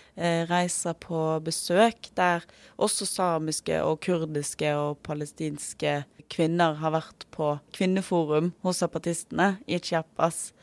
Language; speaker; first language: Norwegian; native; Norwegian